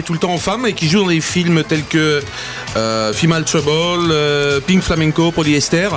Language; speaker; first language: French; native; French